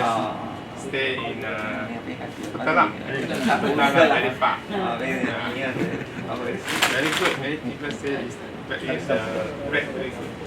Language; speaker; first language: English; non-native, learner; Chinese